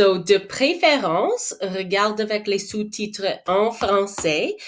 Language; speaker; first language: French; non-native, fluent; English